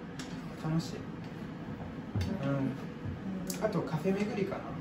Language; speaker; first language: Japanese; non-native, fluent; English